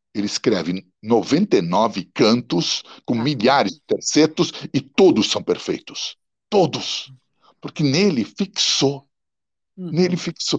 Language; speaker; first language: Portuguese; early bilingual, other home language; Italian